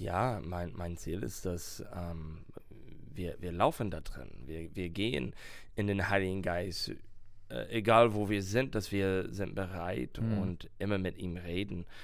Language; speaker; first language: German; non-native, learner; English